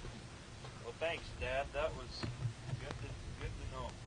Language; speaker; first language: English; native; English